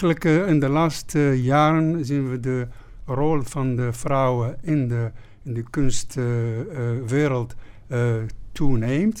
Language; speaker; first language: Dutch; non-native, fluent; Arabic